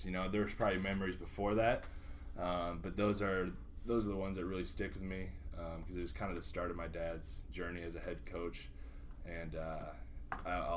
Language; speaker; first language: English; native; English